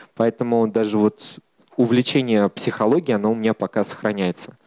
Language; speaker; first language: Russian; native; Russian